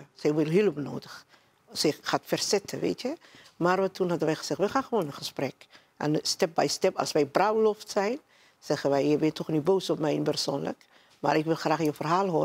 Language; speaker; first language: Dutch; non-native, learner; Somali